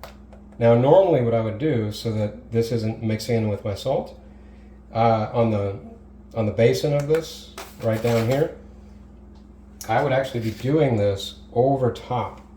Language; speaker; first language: English; native; English